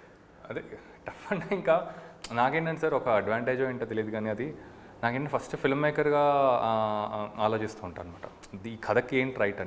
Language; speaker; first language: Telugu; native; Telugu